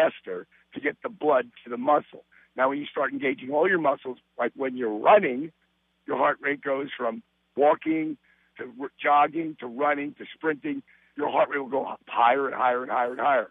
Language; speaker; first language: English; native; English